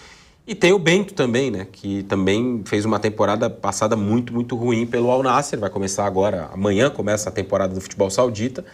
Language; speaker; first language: Portuguese; native; Portuguese